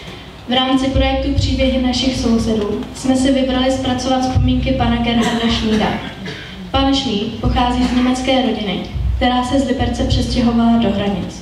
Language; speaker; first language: Czech; native; Czech